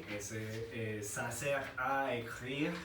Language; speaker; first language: French; non-native, learner; Spanish